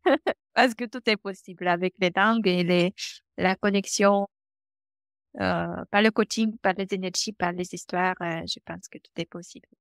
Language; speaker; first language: French; non-native, fluent; Romanian